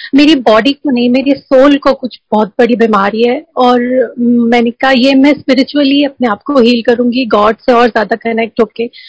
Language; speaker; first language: Hindi; native; Hindi